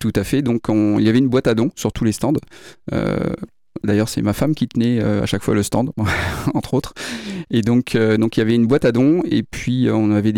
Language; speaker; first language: French; native; French